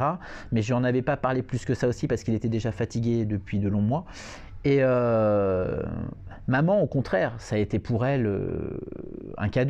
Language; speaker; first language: French; native; French